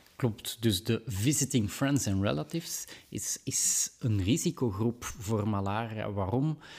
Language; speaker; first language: Dutch; native; Dutch